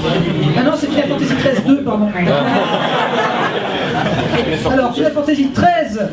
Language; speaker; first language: French; native; French